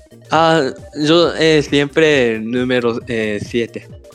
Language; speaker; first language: Spanish; non-native, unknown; Japanese